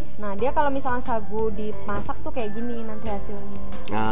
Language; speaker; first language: Indonesian; native; Indonesian